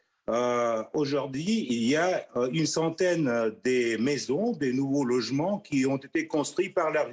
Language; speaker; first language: French; non-native, fluent; Russian